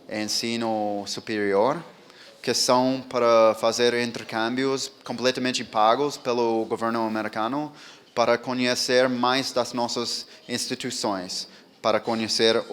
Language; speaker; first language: Portuguese; non-native, fluent; English